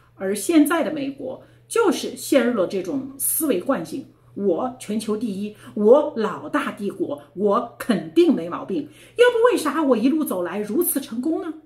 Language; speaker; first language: Chinese; native; Chinese